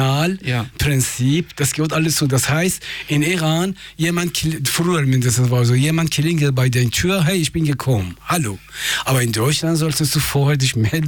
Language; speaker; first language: German; non-native, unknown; Persian